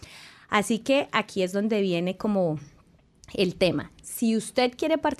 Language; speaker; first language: Spanish; native; Spanish